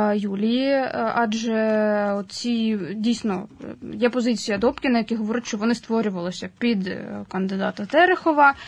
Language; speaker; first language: Ukrainian; native; Ukrainian